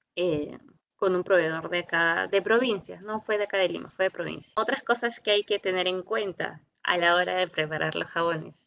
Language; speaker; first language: Spanish; native; Spanish